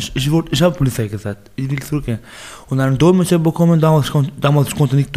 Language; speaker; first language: German; non-native, learner; Baluchi